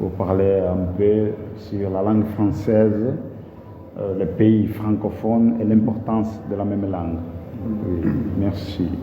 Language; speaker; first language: French; non-native, fluent; Portuguese